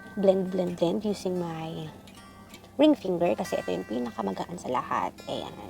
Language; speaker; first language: Filipino; non-native, local second language; Iloko